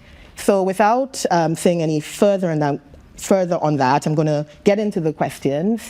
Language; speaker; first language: English; native; English